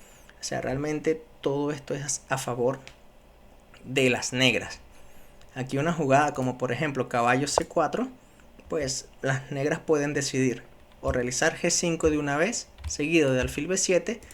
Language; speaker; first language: Spanish; native; Spanish